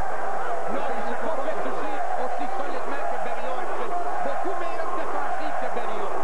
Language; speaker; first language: French; native; French